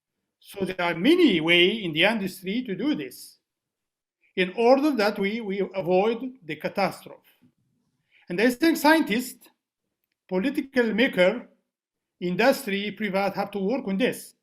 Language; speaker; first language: English; non-native, fluent; Arabic